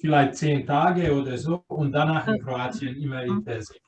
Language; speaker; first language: German; non-native, fluent; Croatian